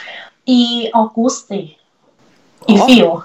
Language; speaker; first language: Swedish; non-native, learner; Thai